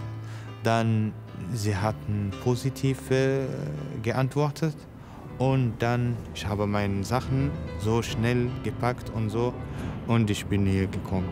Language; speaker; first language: German; non-native, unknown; Arabic